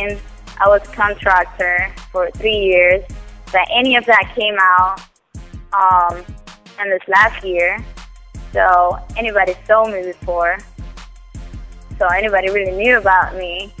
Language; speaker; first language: English; non-native, fluent; Spanish